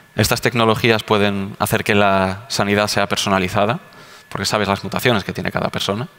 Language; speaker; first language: Spanish; native; Spanish